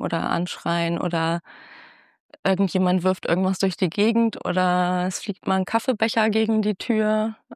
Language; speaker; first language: German; native; German